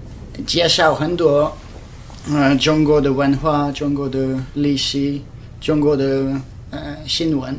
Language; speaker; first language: Chinese; non-native, learner; Norwegian